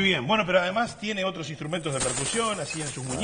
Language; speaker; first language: Spanish; native; Spanish